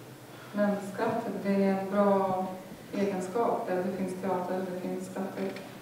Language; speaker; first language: Swedish; non-native, fluent; Lithuanian